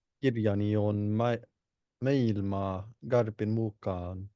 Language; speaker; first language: Finnish; non-native, learner; English